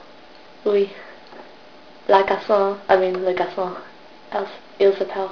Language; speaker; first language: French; non-native, learner; English